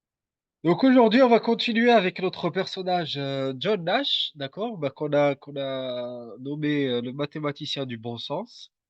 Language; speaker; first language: French; native; French